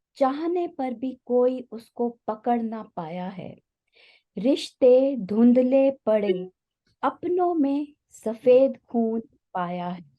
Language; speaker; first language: Hindi; native; Hindi